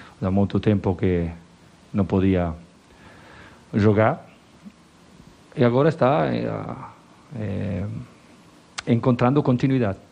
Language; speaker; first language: Portuguese; non-native, learner; Spanish